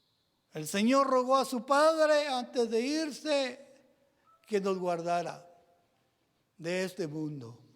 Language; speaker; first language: Spanish; native; Spanish